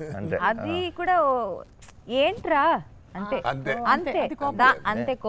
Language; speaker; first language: Telugu; non-native, learner; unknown